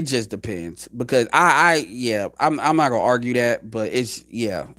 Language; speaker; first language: English; native; English